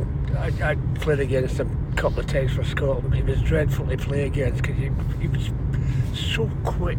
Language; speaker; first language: English; native; English